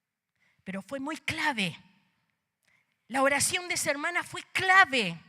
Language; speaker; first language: Spanish; native; Spanish